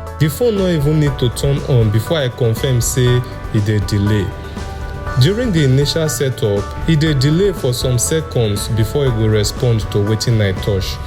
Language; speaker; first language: Nigerian Pidgin; native; Nigerian Pidgin